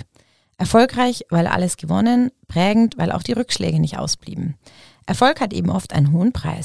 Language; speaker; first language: German; native; German